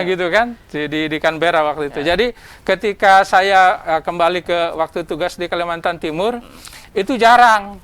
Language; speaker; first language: Indonesian; non-native, local second language; Sundanese